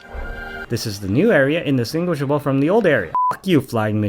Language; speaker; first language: English; native; English